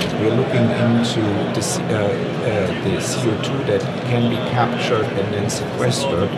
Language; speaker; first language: English; non-native, fluent; German